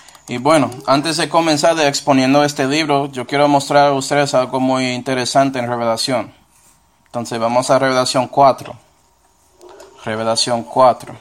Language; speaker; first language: Spanish; non-native, fluent; English